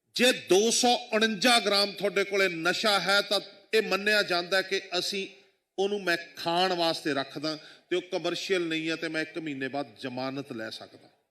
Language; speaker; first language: Punjabi; native; Punjabi